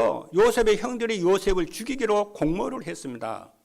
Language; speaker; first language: Korean; native; Korean